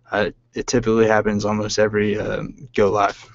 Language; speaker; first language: English; native; English